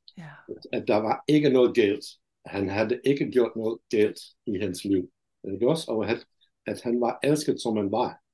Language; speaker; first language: Danish; non-native, fluent; Dutch